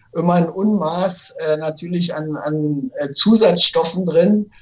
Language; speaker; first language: German; native; German